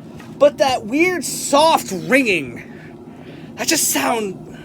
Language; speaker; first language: English; native; English